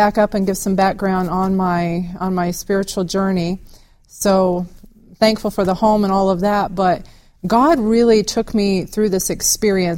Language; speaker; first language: English; native; English